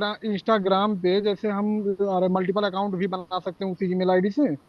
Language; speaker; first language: Hindi; native; Hindi